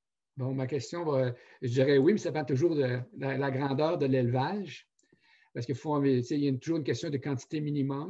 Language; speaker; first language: French; native; French